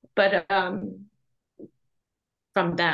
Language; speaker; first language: English; non-native, local second language; Cantonese